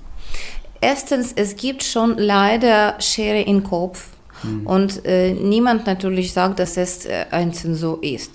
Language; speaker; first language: German; non-native, fluent; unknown